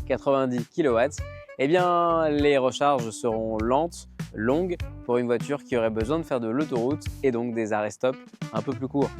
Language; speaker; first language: French; native; French